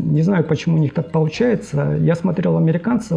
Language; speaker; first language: Russian; native; Russian